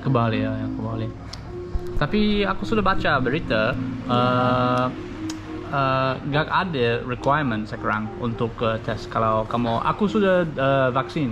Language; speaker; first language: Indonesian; non-native, learner; English